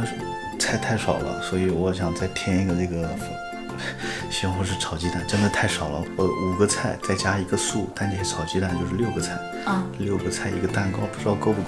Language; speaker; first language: Chinese; native; Chinese